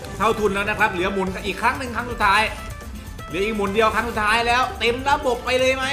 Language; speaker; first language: Thai; native; Thai